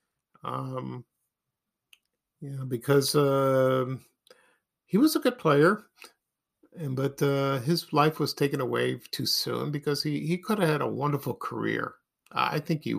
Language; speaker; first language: English; native; English